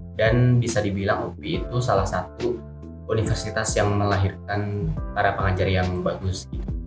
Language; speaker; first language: Indonesian; non-native, local second language; Javanese